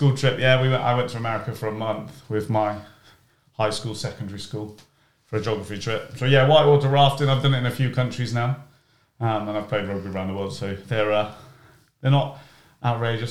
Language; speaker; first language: English; native; English